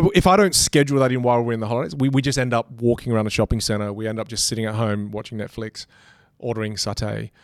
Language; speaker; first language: English; native; English